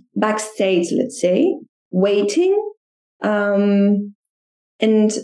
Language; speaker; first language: English; non-native, fluent; Greek